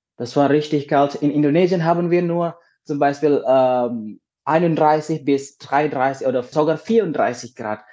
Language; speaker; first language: German; non-native, learner; Indonesian